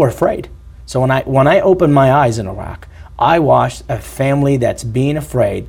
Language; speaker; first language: English; non-native, fluent; Arabic